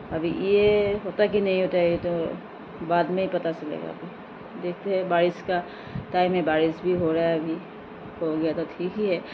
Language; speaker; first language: Hindi; non-native, local second language; Assamese